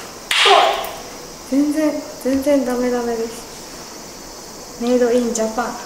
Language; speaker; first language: Japanese; native; Japanese